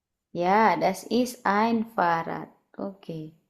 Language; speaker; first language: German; non-native, fluent; Indonesian